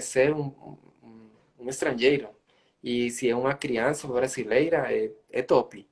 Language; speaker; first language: Portuguese; non-native, fluent; Spanish